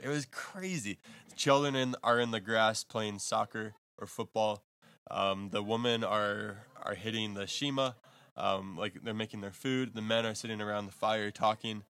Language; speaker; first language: English; native; English